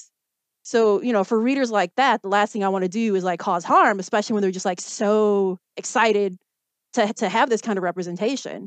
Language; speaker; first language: English; native; English